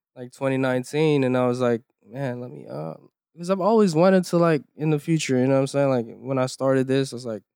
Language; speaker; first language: English; early bilingual, other home language; Iloko